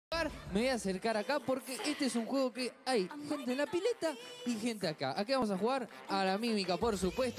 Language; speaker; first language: Spanish; native; Spanish